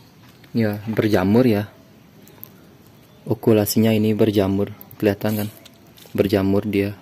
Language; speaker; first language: Indonesian; native; Indonesian